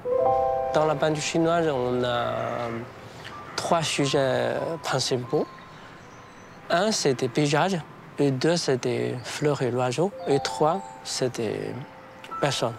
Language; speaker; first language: French; non-native, fluent; Chinese